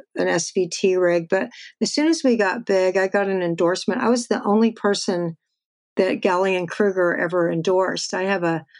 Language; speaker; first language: English; native; English